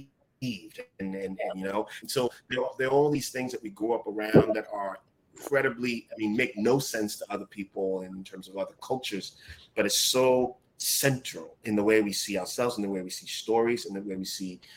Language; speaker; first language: English; non-native, local second language; Akan